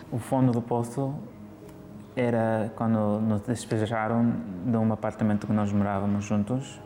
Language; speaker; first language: Portuguese; early bilingual, heritage; Portuguese